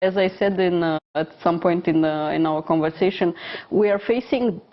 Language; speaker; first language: English; non-native, fluent; Romanian